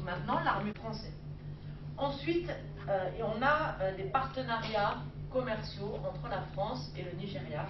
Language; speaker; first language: French; native; French